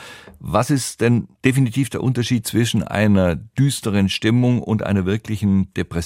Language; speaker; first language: German; native; German